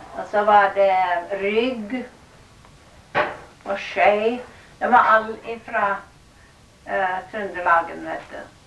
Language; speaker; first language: Norwegian; early bilingual, heritage; Norwegian